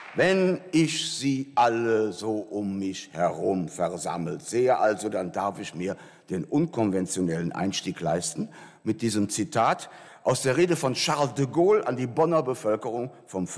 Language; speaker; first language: German; native; German